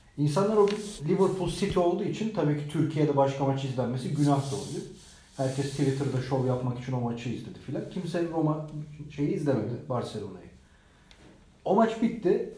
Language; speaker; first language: Turkish; native; Turkish